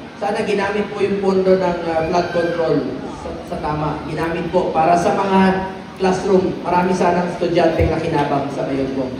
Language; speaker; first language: Filipino; non-native, local second language; Cebuano